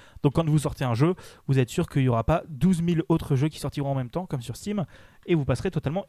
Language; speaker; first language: French; native; French